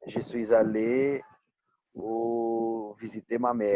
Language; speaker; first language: French; non-native, learner; Portuguese